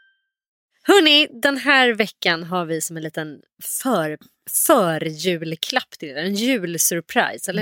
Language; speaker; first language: Swedish; native; Swedish